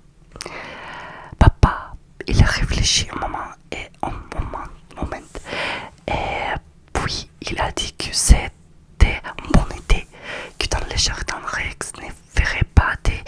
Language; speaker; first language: French; non-native, learner; Russian